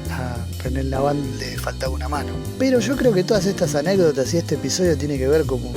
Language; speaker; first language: Spanish; native; Spanish